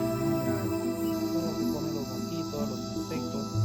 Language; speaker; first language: Spanish; native; Spanish